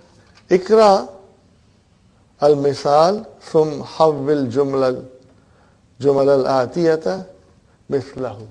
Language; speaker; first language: Arabic; non-native, fluent; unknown